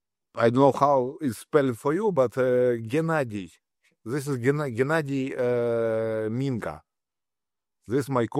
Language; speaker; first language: English; non-native, learner; Russian